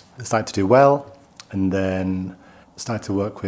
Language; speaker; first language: English; native; English